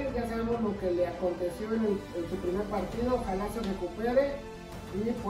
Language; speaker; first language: Spanish; native; Spanish